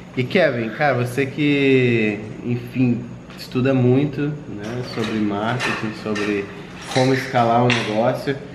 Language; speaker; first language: Portuguese; native; Portuguese